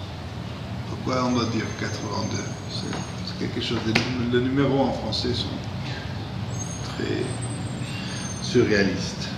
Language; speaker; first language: French; non-native, fluent; Spanish